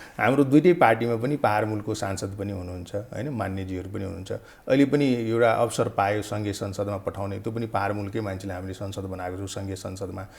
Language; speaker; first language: Nepali; non-native, local second language; Maithili